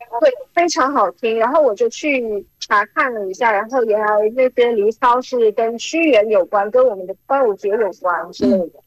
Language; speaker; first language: Chinese; early bilingual, heritage; Chinese